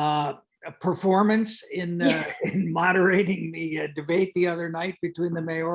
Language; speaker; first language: English; native; English